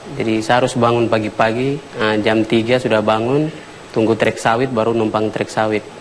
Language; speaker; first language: Indonesian; non-native, local second language; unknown